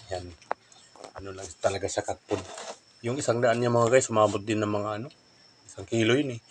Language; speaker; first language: Filipino; non-native, local second language; Cebuano